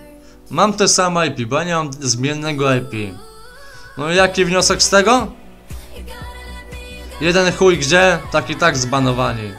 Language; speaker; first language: Polish; native; Polish